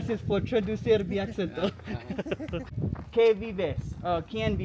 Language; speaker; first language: Spanish; non-native, learner; English